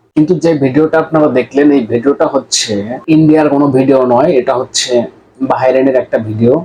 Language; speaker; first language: Bangla; native; Bangla